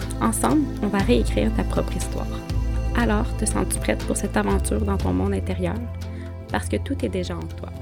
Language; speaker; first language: French; native; French